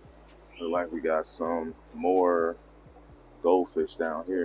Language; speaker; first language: English; native; English